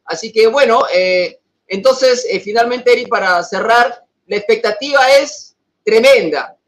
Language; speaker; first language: Spanish; native; Spanish